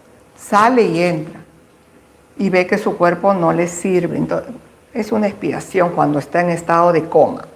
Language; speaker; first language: Spanish; native; Spanish